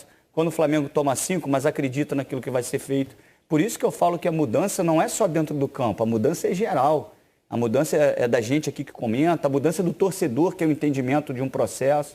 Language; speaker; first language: Portuguese; native; Portuguese